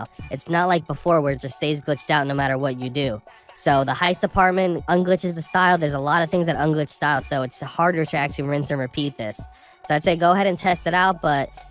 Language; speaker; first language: English; native; English